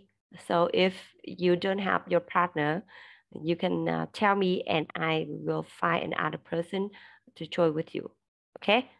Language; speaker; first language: English; non-native, learner; Vietnamese